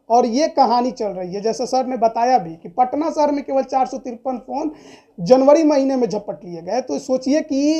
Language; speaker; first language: Hindi; native; Hindi